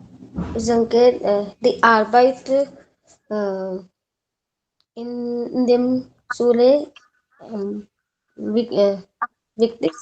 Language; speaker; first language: German; non-native, learner; Hindi